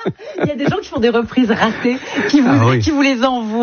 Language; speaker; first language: French; native; French